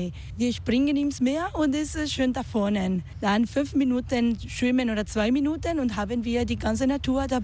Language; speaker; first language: German; non-native, learner; Spanish